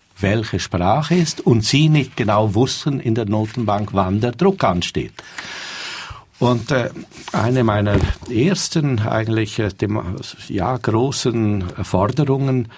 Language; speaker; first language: German; non-native, local second language; Romansh